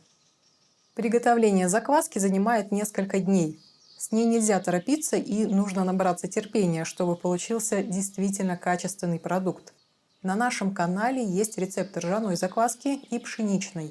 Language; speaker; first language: Russian; native; Russian